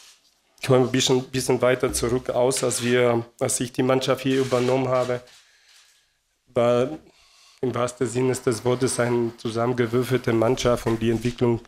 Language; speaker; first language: German; non-native, fluent; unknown